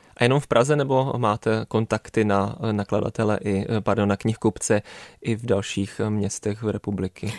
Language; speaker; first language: Czech; native; Czech